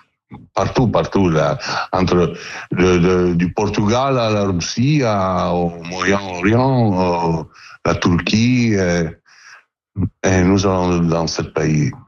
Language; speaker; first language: French; non-native, fluent; Italian